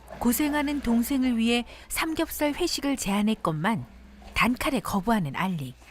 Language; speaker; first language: Korean; native; Korean